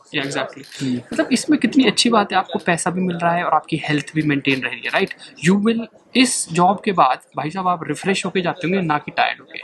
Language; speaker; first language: Hindi; native; Hindi